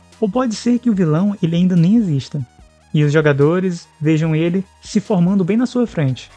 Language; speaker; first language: Portuguese; native; Portuguese